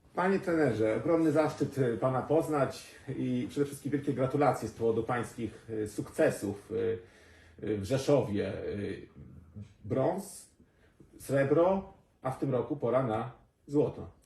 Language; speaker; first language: Polish; native; Polish